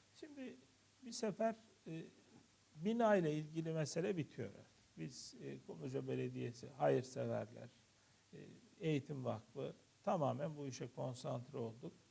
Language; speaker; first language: Turkish; native; Turkish